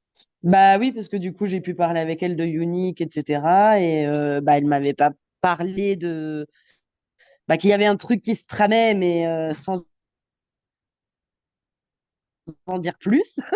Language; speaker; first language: French; native; French